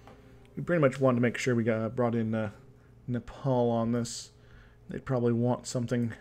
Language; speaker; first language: English; native; English